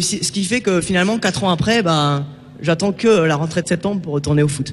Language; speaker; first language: French; native; French